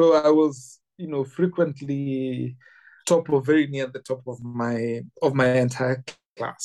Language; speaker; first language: English; non-native, local second language; Kikuyu